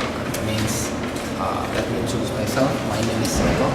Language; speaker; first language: English; non-native, fluent; Indonesian